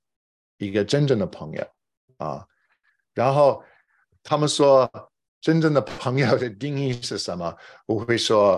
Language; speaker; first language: Chinese; non-native, fluent; English